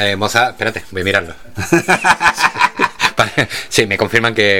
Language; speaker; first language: Spanish; native; Spanish